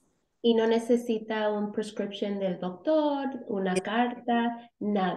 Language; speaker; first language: Spanish; early bilingual, heritage; Spanish